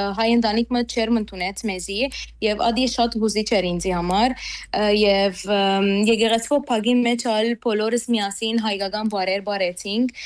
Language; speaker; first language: Armenian; early bilingual, heritage; Armenian